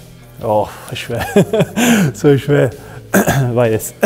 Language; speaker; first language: German; non-native, learner; Spanish